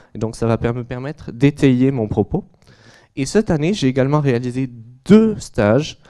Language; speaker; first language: French; native; French